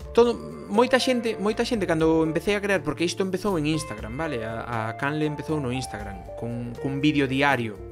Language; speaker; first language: Galician; non-native, local second language; Spanish